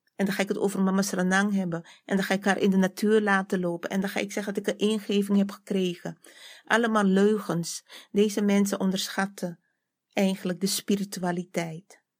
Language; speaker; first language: Dutch; native; Dutch